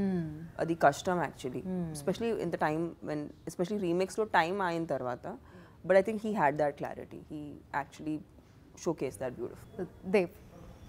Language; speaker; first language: Telugu; non-native, local second language; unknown